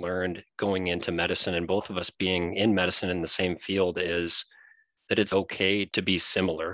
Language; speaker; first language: English; native; English